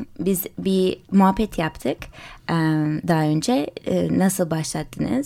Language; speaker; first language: Turkish; early bilingual, heritage; English